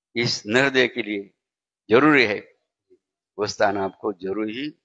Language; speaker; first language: Hindi; non-native, local second language; Marathi